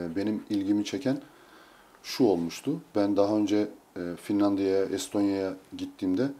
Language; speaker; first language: Turkish; native; Turkish